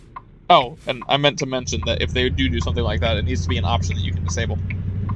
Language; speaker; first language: English; native; English